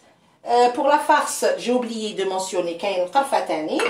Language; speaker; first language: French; non-native, local second language; Arabic